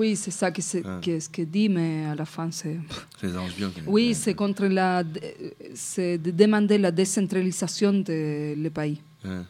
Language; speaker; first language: French; non-native, fluent; Spanish